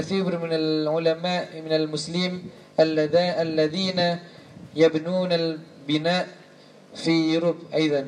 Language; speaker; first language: Arabic; non-native, learner; Indonesian